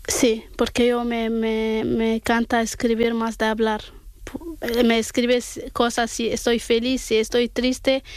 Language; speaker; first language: Spanish; non-native, learner; Arabic